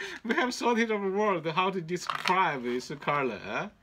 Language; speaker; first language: English; non-native, learner; Chinese